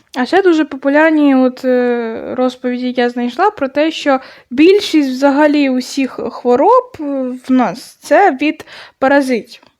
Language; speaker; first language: Ukrainian; non-native, local second language; Russian